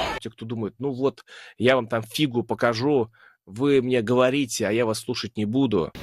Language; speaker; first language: Russian; native; Russian